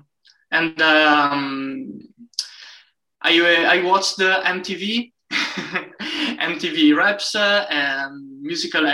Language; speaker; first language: English; non-native, learner; Italian